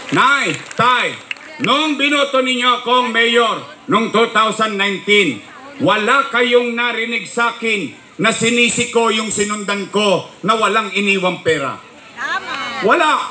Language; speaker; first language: Filipino; native; Filipino